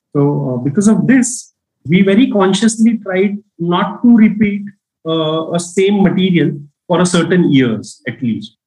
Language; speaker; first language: English; non-native, local second language; Marathi